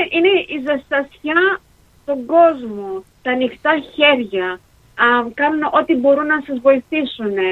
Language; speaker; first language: Greek; early bilingual, heritage; Greek